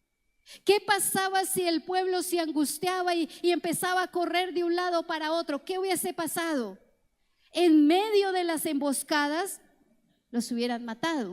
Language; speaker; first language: Spanish; native; Spanish